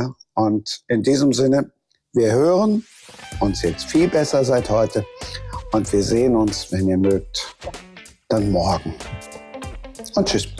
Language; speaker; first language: German; native; German